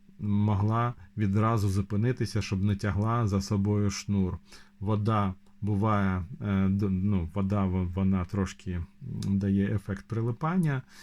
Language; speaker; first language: Ukrainian; non-native, local second language; Russian